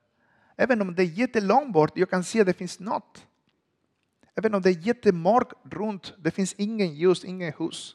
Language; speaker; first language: Swedish; non-native, learner; Spanish